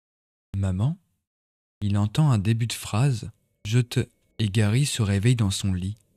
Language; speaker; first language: French; native; French